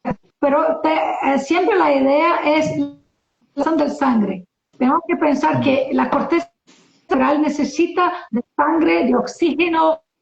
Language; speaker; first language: Spanish; non-native, learner; Portuguese